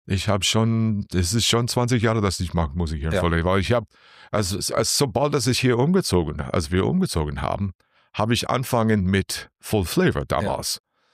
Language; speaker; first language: German; non-native, learner; English